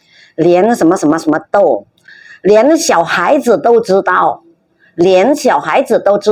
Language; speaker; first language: Chinese; non-native, fluent; Indonesian